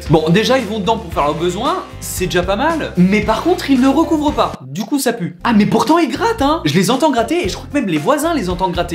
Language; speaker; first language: French; native; French